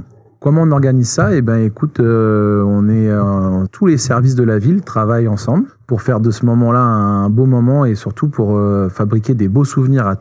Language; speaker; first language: French; native; French